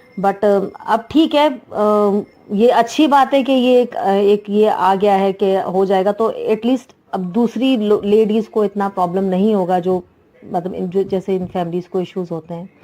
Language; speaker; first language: Urdu; non-native, local second language; Sindhi